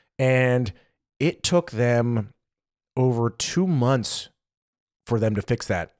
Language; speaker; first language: English; native; English